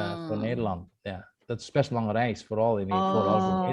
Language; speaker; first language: Dutch; non-native, fluent; Indonesian